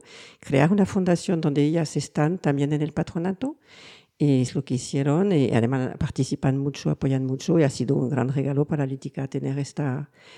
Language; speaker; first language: Spanish; non-native, fluent; French